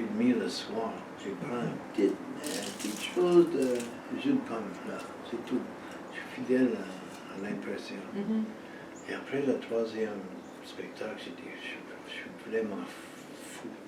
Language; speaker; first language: French; non-native, fluent; English